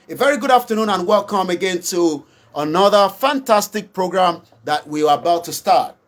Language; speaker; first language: English; non-native, local second language; Yoruba